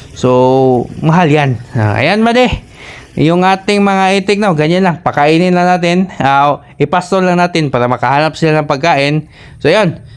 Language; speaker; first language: Filipino; non-native, local second language; Cebuano